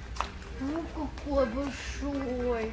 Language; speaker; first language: Russian; early bilingual, heritage; Russian